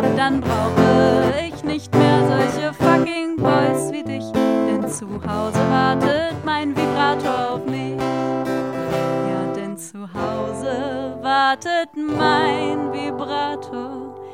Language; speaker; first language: German; native; German